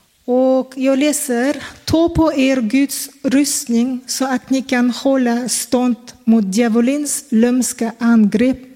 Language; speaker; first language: Swedish; non-native, fluent; Kazakh